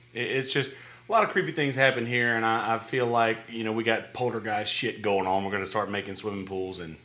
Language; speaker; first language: English; native; English